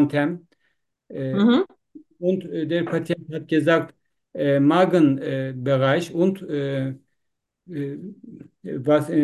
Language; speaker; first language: German; non-native, learner; Turkish